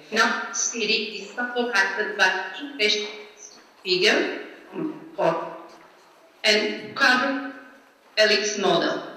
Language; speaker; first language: English; non-native, learner; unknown